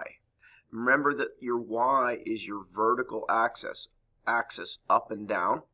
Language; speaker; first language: English; native; English